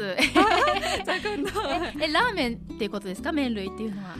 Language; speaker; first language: Japanese; native; Japanese